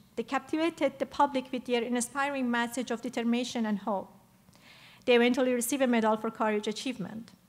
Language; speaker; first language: English; non-native, fluent; Persian